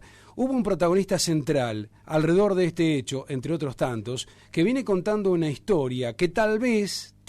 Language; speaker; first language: Spanish; native; Spanish